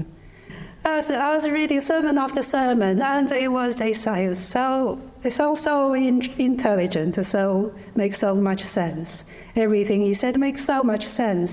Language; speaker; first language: English; non-native, fluent; Chinese